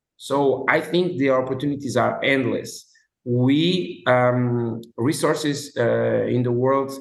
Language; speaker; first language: English; non-native, fluent; Portuguese